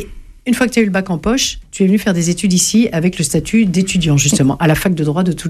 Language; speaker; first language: French; native; French